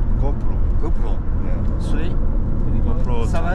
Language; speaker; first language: English; non-native, learner; Chinese